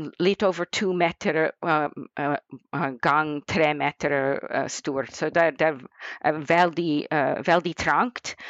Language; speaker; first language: Norwegian; non-native, fluent; English